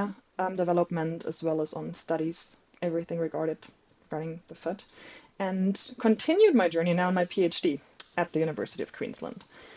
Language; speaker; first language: English; non-native, fluent; German